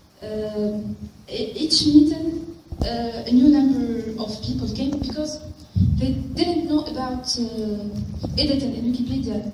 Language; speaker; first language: English; non-native, local second language; Arabic